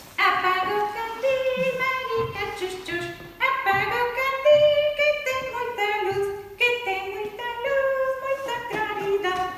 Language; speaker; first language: Galician; early bilingual, other home language; Spanish